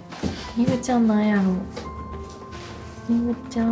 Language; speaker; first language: Japanese; native; Japanese